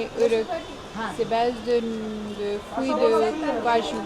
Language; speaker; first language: French; non-native, fluent; Hindi